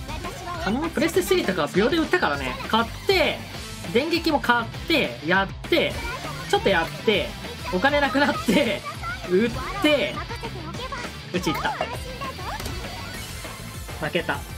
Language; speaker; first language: Japanese; native; Japanese